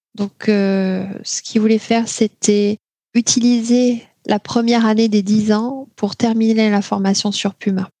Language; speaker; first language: French; native; French